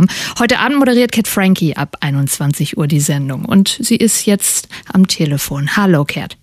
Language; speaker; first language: German; native; German